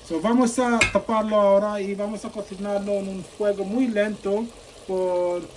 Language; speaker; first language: Spanish; non-native, fluent; Sylheti